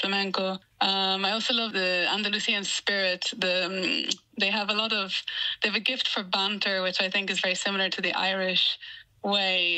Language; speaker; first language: English; native; English